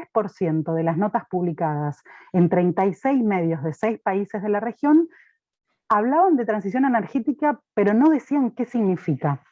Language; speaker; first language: Spanish; native; Spanish